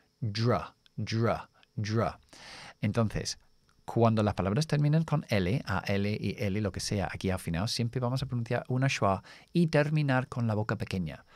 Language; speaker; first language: Spanish; non-native, fluent; English